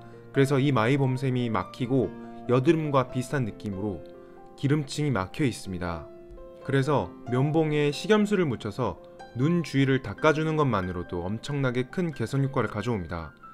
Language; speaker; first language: Korean; native; Korean